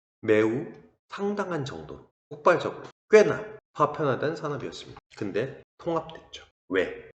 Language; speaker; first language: Korean; native; Korean